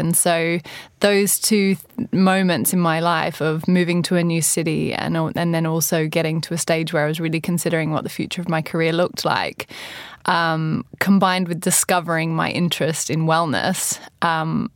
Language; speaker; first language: English; native; English